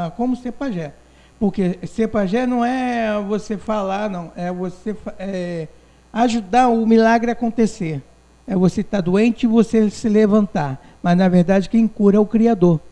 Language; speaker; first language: Portuguese; non-native, local second language; Guarani